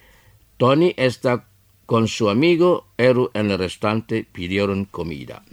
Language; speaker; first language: Spanish; non-native, fluent; Indonesian